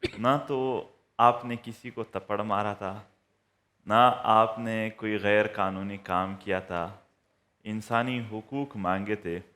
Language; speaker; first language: Urdu; non-native, local second language; Pashto